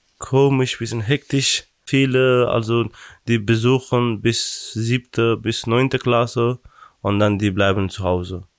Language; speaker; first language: German; non-native, learner; Persian